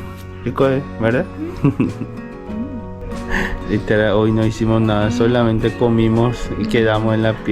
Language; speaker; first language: Spanish; non-native, fluent; Korean